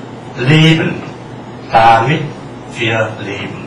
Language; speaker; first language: German; non-native, fluent; Korean